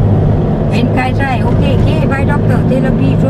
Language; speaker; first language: German; non-native, learner; Thai